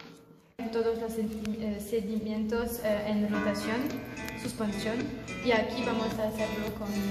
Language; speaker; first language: Spanish; non-native, fluent; French